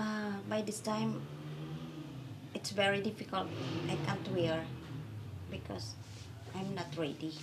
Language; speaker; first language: English; non-native, learner; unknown